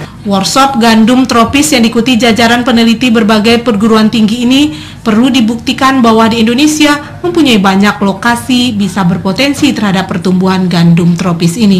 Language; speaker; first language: Indonesian; native; Indonesian